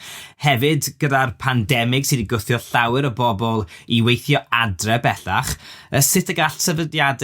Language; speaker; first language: Welsh; native; Welsh